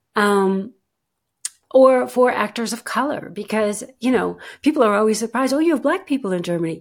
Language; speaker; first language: English; native; English